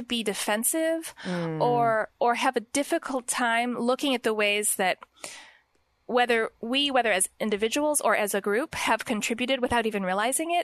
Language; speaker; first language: English; native; English